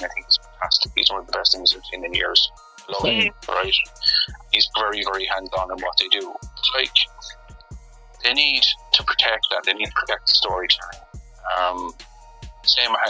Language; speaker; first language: English; native; English